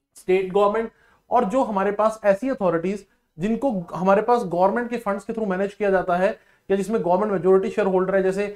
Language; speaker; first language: Hindi; non-native, local second language; Punjabi